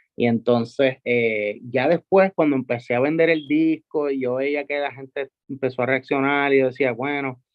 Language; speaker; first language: Spanish; native; Spanish